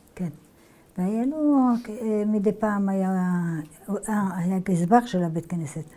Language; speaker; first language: Hebrew; early bilingual, other home language; Arabic